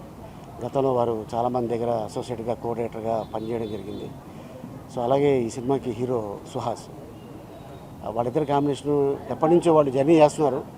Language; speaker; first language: Telugu; native; Telugu